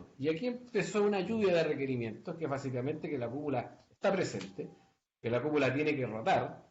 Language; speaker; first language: Spanish; native; Spanish